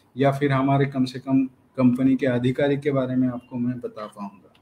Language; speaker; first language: Hindi; non-native, local second language; Marathi